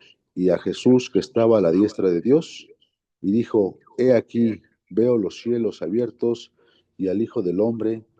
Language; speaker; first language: Spanish; native; Spanish